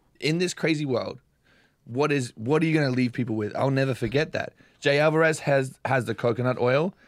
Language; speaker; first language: English; native; English